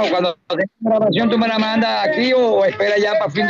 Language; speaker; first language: Spanish; native; Spanish